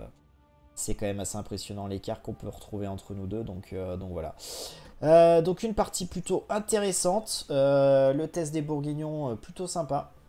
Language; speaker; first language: French; native; French